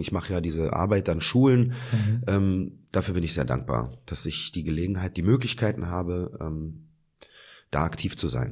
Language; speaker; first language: German; native; German